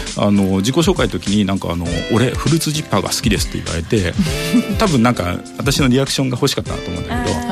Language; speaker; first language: Japanese; native; Japanese